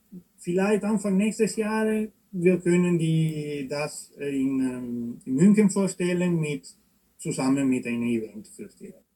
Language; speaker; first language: German; non-native, fluent; Italian